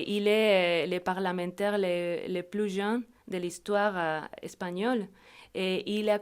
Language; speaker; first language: French; non-native, fluent; Spanish